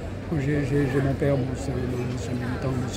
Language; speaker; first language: French; native; French